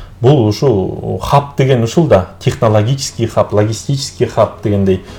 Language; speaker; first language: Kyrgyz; native; Kyrgyz